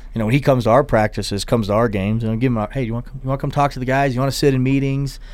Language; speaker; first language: English; native; English